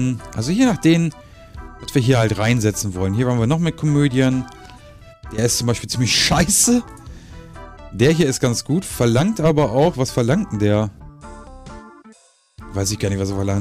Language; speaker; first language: German; native; German